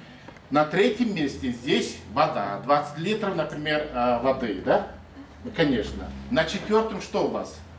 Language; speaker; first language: Russian; non-native, fluent; Mongolian